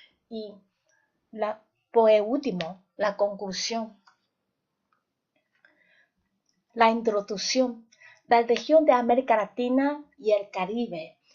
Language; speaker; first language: Spanish; non-native, fluent; Chinese